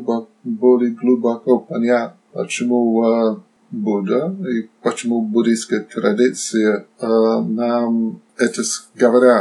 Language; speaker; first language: Russian; non-native, fluent; Slovak